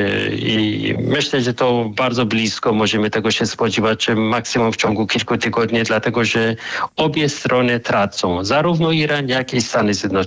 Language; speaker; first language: Polish; non-native, fluent; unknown